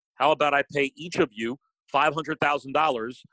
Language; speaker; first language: English; native; English